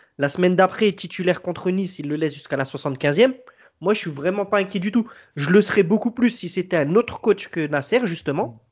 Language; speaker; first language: French; native; French